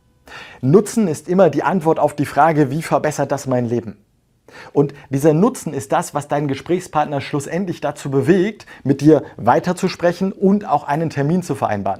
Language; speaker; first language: German; native; German